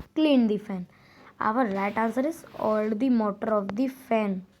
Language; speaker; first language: English; non-native, local second language; Hindi